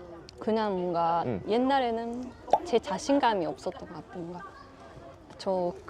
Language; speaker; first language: Korean; non-native, learner; Japanese